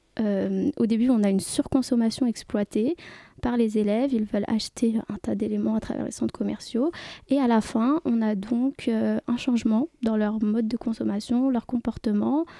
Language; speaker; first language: French; native; French